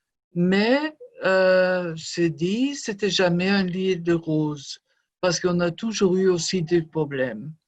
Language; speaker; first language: French; non-native, fluent; German